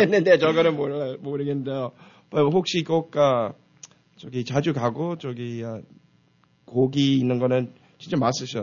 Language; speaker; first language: Korean; early bilingual, heritage; Korean